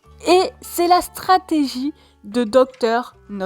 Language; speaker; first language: French; native; French